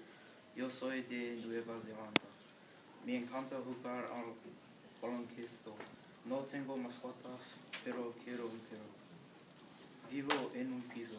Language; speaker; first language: Spanish; non-native, learner; English